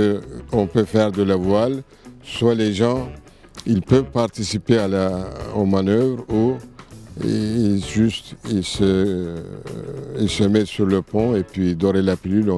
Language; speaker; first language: French; non-native, fluent; Turkish